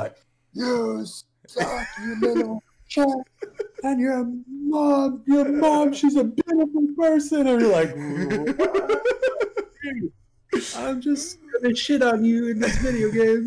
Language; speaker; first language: English; non-native, fluent; French